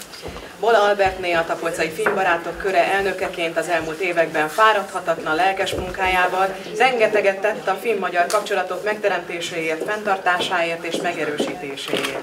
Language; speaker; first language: Hungarian; native; Hungarian